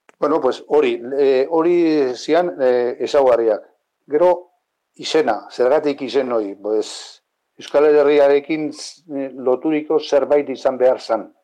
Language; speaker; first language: Basque; non-native, local second language; Spanish